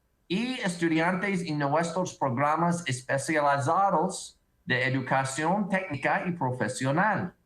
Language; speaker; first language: Spanish; non-native, learner; English